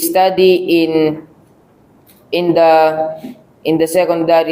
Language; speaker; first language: English; non-native, learner; Filipino